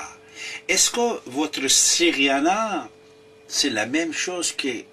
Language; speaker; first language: French; non-native, fluent; Persian